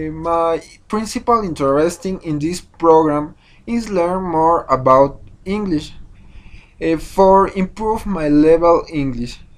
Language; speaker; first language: English; non-native, learner; Spanish